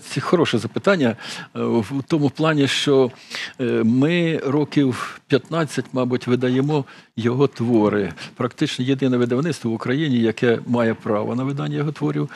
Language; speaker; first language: Ukrainian; native; Ukrainian